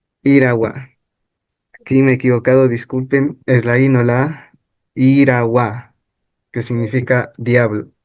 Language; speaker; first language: Spanish; non-native, local second language; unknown